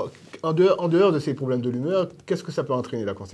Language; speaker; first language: French; native; French